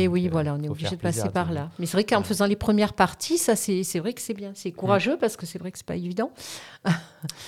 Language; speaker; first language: French; native; French